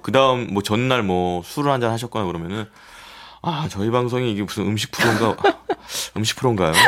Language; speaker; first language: Korean; native; Korean